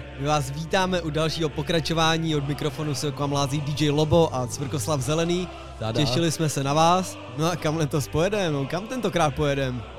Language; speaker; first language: Czech; native; Czech